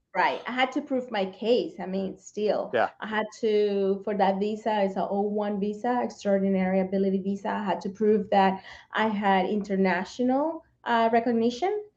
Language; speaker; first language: English; non-native, fluent; Spanish